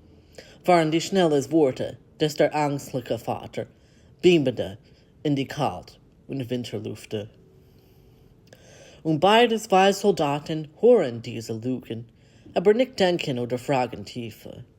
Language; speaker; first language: German; non-native, learner; English